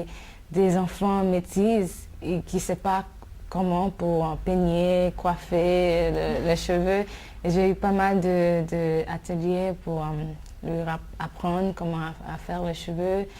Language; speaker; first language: French; non-native, fluent; English